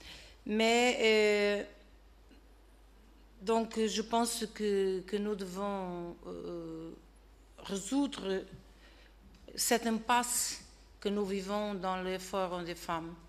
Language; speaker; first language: French; non-native, learner; Portuguese